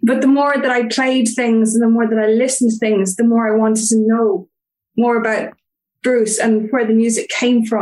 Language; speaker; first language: English; native; English